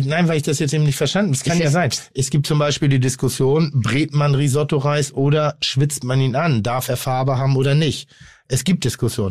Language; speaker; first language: German; native; German